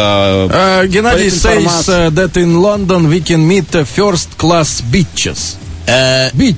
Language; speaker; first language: English; non-native, learner; Russian